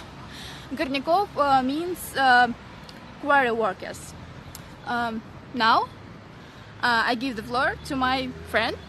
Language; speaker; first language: English; non-native, learner; Russian